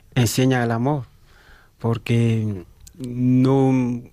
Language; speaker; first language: Spanish; non-native, fluent; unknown